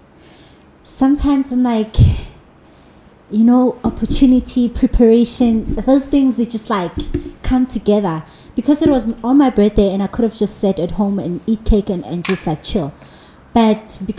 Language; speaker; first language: English; non-native, local second language; Zulu